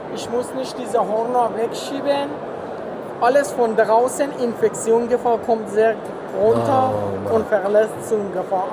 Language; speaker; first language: German; non-native, learner; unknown